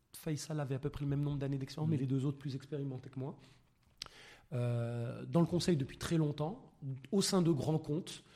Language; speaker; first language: French; native; French